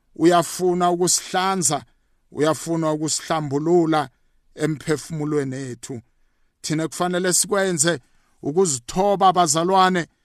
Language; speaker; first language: Zulu; non-native, local second language; South Ndebele